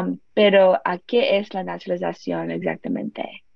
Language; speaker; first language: Spanish; non-native, learner; English